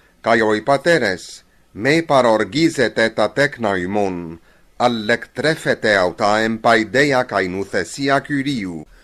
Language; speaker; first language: Greek; non-native, learner; English